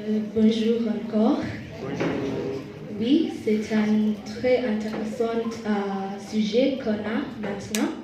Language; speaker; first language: French; non-native, learner; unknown